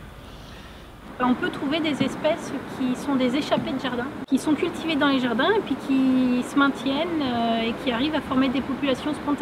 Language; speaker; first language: French; native; French